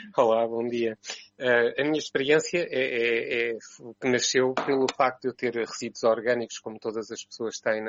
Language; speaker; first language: Portuguese; native; Portuguese